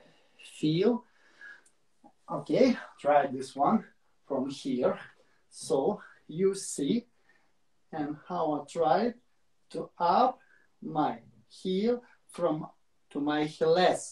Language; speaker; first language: English; non-native, learner; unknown